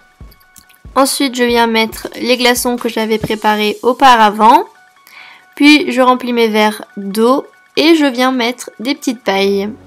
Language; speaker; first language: French; native; French